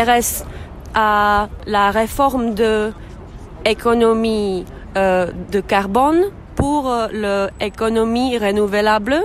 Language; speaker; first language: French; non-native, fluent; Czech